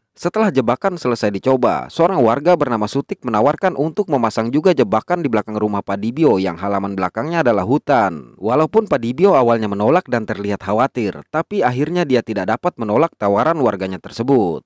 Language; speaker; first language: Indonesian; native; Indonesian